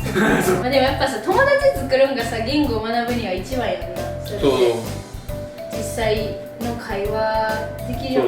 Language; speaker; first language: Japanese; native; Japanese